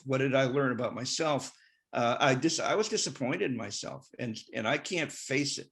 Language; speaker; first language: English; native; English